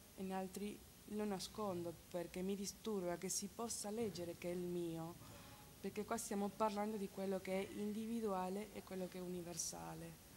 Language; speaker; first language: Italian; non-native, fluent; Spanish